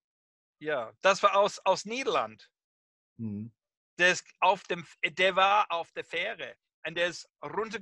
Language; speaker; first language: German; non-native, fluent; English